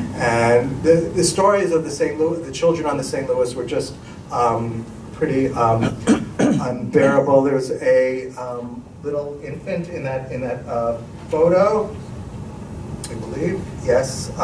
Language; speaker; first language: English; native; English